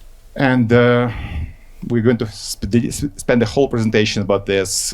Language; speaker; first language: English; non-native, fluent; Ukrainian